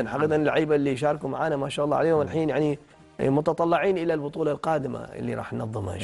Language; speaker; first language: Arabic; native; Arabic